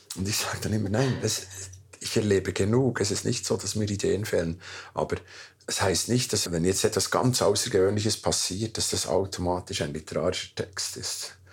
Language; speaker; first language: German; native; German